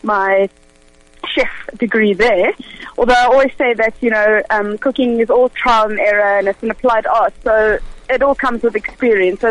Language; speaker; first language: English; early bilingual, other home language; Hebrew